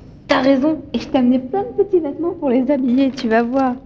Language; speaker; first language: French; native; French